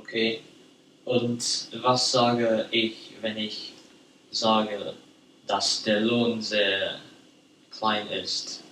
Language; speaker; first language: German; non-native, learner; English